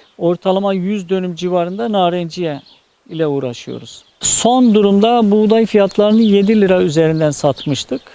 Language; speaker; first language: Turkish; native; Turkish